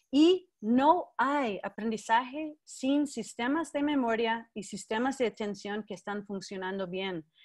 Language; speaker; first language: Spanish; non-native, fluent; English